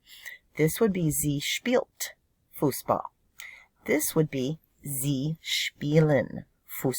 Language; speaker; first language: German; non-native, fluent; English